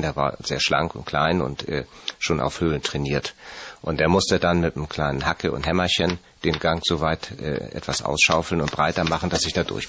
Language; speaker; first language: German; native; German